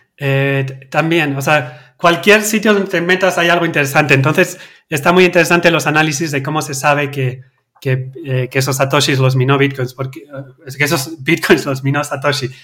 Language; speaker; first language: Spanish; native; Spanish